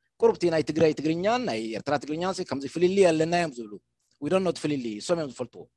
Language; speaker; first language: Tigrinya; non-native, local second language; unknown